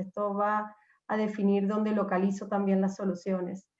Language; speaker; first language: Spanish; native; Spanish